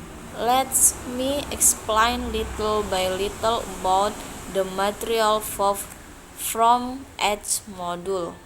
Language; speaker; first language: English; non-native, learner; Indonesian